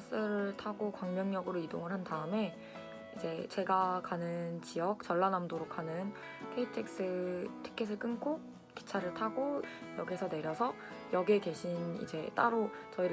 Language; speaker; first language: Korean; native; Korean